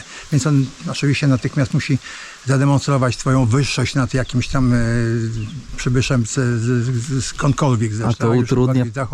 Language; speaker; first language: Polish; native; Polish